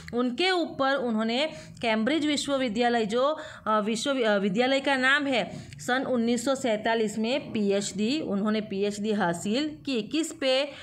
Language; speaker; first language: Hindi; non-native, local second language; Gujarati